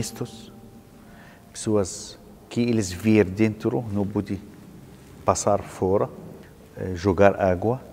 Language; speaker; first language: Portuguese; non-native, learner; Arabic